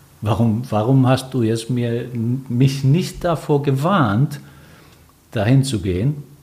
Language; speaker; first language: German; non-native, fluent; Finnish